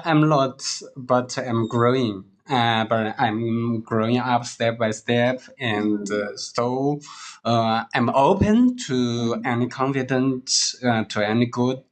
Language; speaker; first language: English; non-native, learner; Chinese